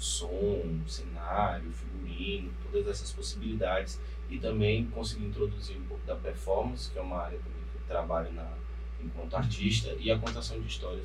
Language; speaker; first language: Portuguese; native; Portuguese